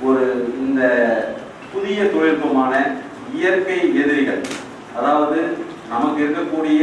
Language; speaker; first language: Tamil; native; Tamil